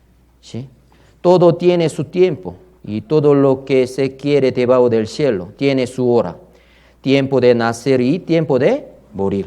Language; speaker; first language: Spanish; non-native, learner; Korean